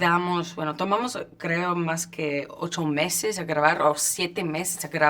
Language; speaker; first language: Spanish; non-native, learner; English